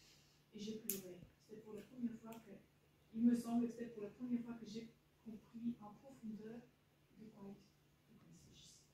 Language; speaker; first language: French; non-native, fluent; Bulgarian